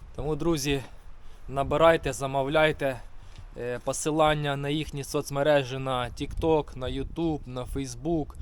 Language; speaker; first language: Ukrainian; native; Ukrainian